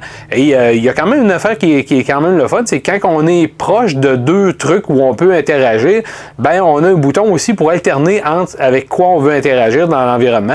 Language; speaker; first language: French; native; French